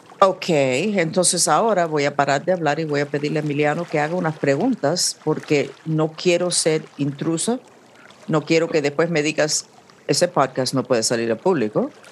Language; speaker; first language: Spanish; non-native, fluent; English